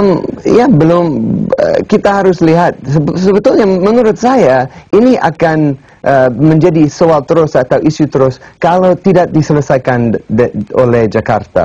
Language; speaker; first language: Indonesian; non-native, fluent; English